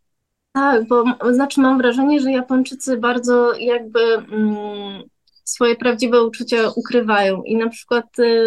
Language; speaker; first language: Polish; early bilingual, heritage; Polish